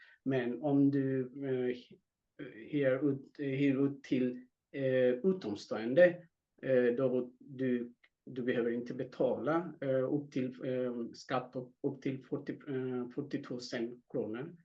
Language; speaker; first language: Swedish; non-native, fluent; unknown